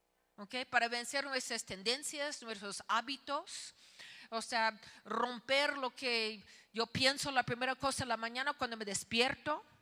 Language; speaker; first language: Spanish; non-native, fluent; English